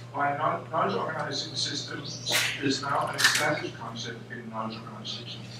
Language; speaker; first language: English; non-native, fluent; Danish